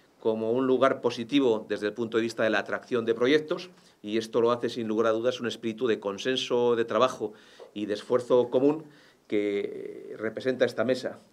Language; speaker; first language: Spanish; native; Spanish